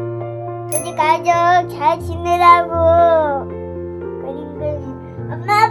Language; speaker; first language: Korean; native; Korean